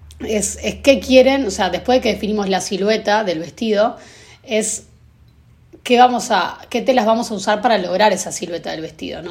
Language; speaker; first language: Spanish; native; Spanish